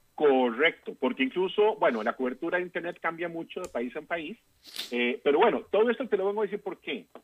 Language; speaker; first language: Spanish; native; Spanish